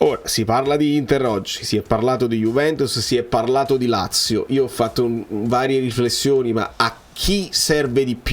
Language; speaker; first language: Italian; native; Italian